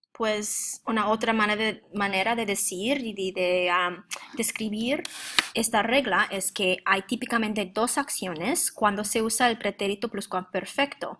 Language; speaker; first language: Spanish; non-native, fluent; English